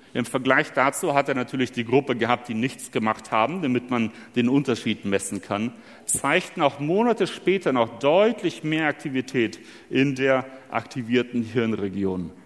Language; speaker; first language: German; early bilingual, other home language; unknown